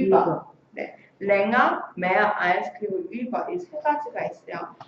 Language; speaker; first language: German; non-native, fluent; Korean